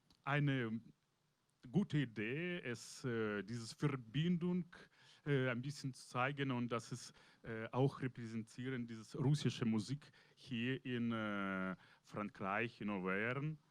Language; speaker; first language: German; non-native, learner; Russian